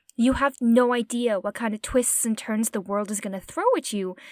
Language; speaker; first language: English; native; English